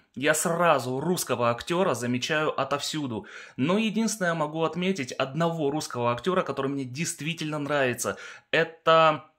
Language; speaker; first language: Russian; early bilingual, heritage; Russian